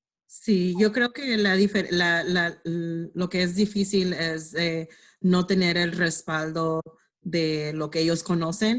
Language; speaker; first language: Spanish; early bilingual, heritage; Spanish